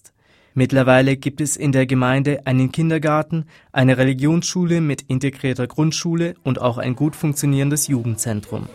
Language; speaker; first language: German; native; German